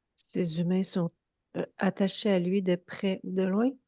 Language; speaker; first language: French; native; French